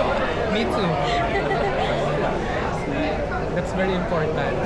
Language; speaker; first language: English; non-native, learner; Filipino